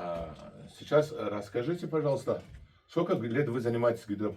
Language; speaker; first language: Russian; non-native, local second language; Tajik